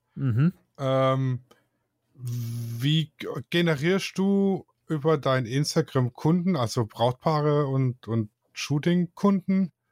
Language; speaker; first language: German; native; German